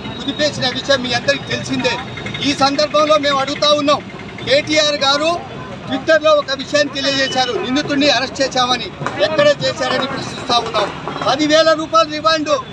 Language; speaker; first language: Telugu; non-native, local second language; Lambadi